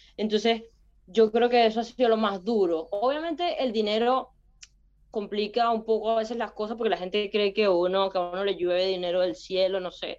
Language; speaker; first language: Spanish; native; Spanish